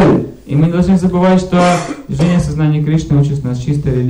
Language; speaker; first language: Russian; native; Russian